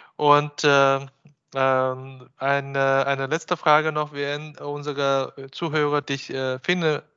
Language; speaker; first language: German; non-native, fluent; Chinese